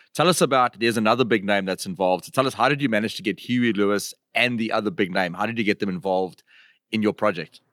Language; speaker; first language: English; native; English